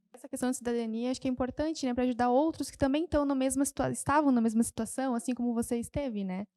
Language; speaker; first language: Portuguese; native; Portuguese